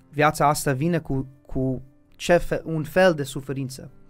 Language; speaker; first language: Romanian; early bilingual, heritage; Romanian